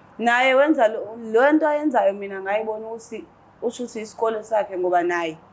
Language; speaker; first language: Zulu; non-native, local second language; Xhosa